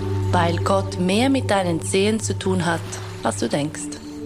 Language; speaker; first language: German; native; German